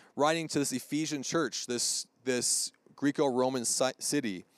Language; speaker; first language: English; native; English